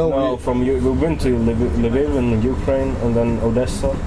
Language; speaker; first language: English; non-native, fluent; Swedish